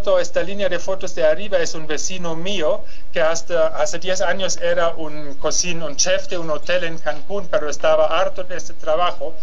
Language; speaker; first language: Spanish; non-native, fluent; German